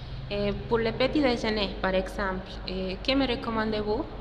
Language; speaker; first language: French; non-native, learner; Spanish